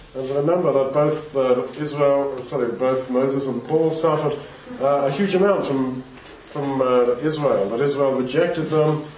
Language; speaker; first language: English; native; English